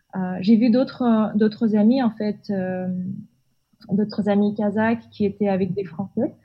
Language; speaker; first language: French; non-native, fluent; Russian